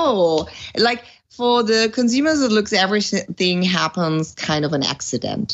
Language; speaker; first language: English; non-native, fluent; German